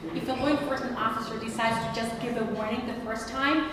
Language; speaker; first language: English; non-native, fluent; Ukrainian